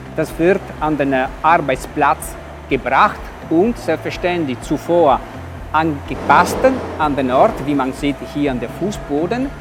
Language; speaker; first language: German; non-native, learner; Italian